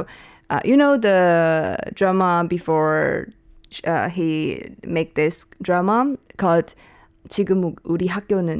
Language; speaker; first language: English; non-native, learner; Chinese